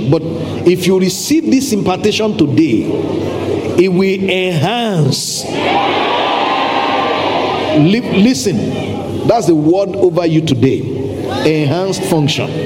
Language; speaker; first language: English; non-native, local second language; Yoruba